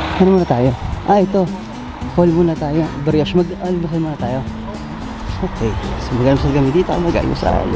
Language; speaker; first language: Filipino; native; Filipino